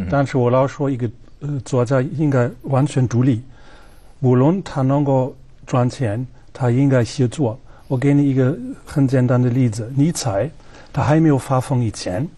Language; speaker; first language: Chinese; non-native, fluent; German